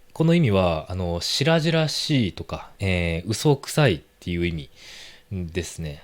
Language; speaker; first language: Japanese; native; Japanese